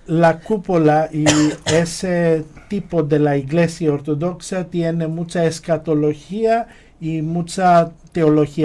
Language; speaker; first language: Spanish; non-native, fluent; Greek